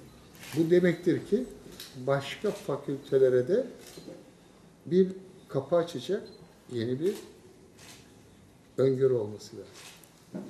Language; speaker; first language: Turkish; native; Turkish